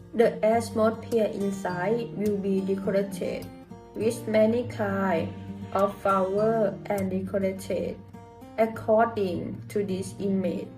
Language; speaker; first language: English; non-native, fluent; Thai